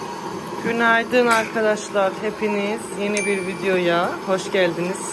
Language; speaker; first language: Turkish; native; Turkish